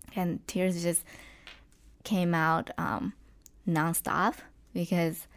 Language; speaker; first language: English; non-native, fluent; Chinese